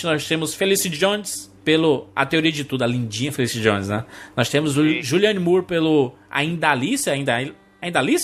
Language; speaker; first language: Portuguese; native; Portuguese